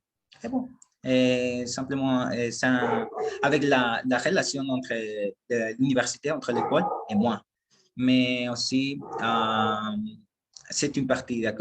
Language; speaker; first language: French; non-native, learner; Spanish